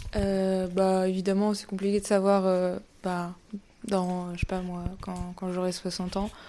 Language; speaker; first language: French; native; French